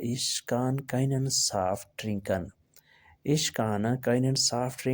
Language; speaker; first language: German; non-native, learner; Urdu